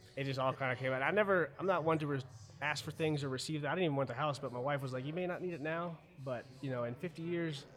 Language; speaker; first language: English; early bilingual, other home language; German